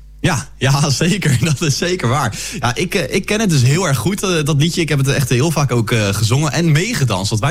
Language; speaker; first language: Dutch; native; Dutch